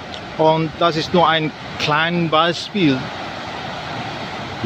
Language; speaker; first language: German; non-native, learner; Indonesian